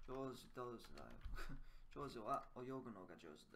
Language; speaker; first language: Japanese; non-native, learner; English